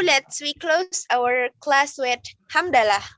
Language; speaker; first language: English; non-native, learner; Indonesian